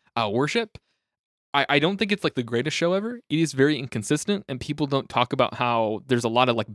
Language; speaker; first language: English; native; English